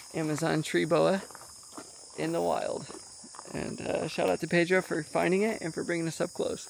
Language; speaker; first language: English; native; English